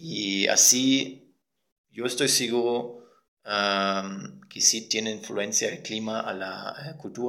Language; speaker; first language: Spanish; non-native, fluent; German